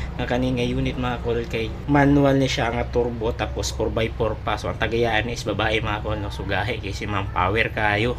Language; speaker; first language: Cebuano; native; Cebuano